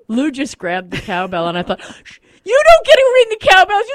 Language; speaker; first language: English; native; English